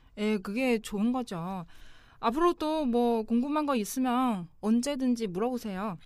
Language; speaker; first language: Korean; non-native, local second language; Chinese